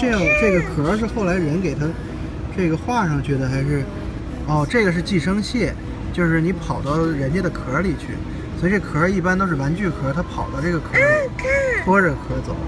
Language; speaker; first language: Chinese; native; Chinese